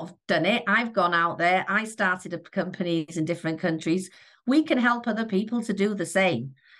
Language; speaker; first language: English; native; English